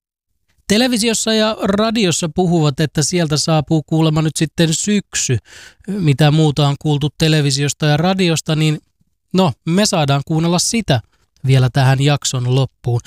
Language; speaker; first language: Finnish; native; Finnish